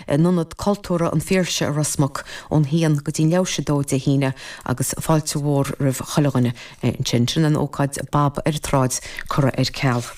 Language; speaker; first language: Irish; native; Irish